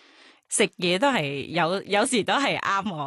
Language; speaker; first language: Cantonese; non-native, learner; Thai